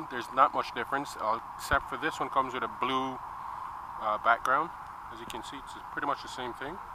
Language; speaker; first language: English; native; English